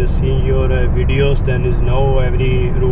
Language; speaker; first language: English; non-native, learner; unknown